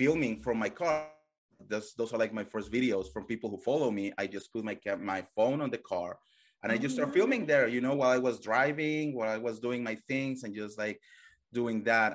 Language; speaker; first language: English; non-native, fluent; Spanish